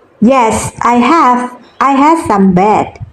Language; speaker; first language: English; non-native, fluent; Thai